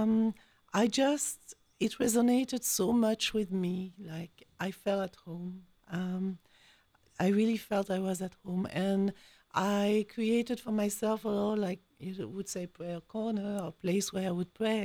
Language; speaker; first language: English; non-native, fluent; French